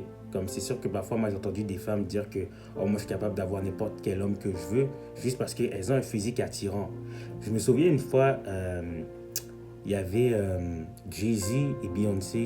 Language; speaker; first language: French; native; French